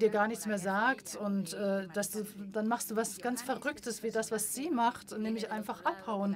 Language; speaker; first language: German; non-native, fluent; Spanish